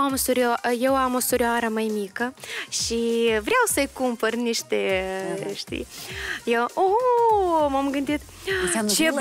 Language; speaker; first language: Romanian; non-native, local second language; Russian